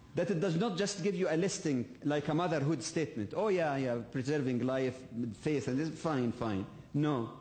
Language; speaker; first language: English; non-native, fluent; Arabic